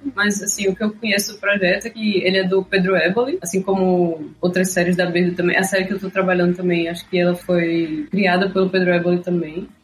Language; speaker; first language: Portuguese; native; Portuguese